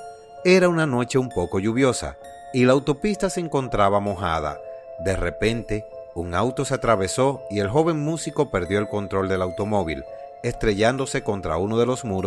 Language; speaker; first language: Spanish; native; Spanish